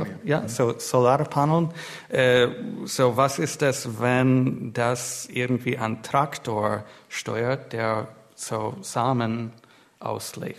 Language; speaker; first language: German; non-native, fluent; English